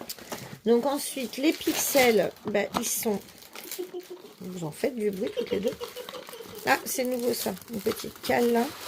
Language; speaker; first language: French; native; French